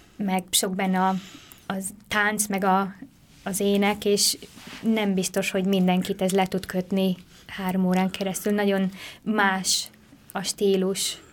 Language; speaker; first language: Hungarian; early bilingual, heritage; Hungarian